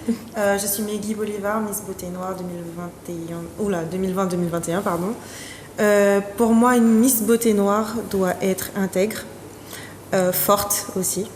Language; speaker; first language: French; native; French